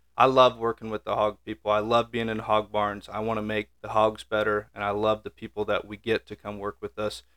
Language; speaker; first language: English; native; English